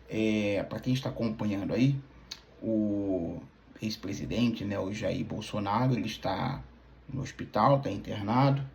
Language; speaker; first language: Portuguese; native; Portuguese